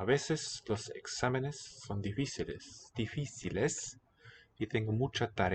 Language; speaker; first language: Spanish; non-native, learner; English